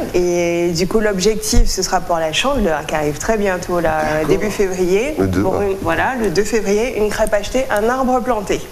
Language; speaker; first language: French; native; French